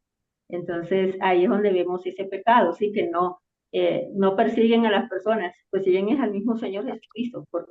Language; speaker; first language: Spanish; native; Spanish